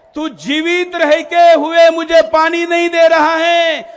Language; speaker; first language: Hindi; non-native, local second language; Marathi